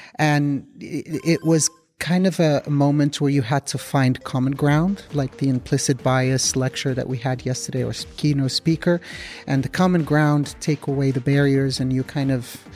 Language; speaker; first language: English; non-native, fluent; Arabic